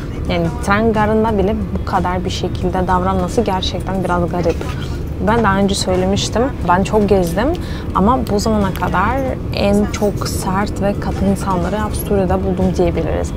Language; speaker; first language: Turkish; non-native, fluent; Russian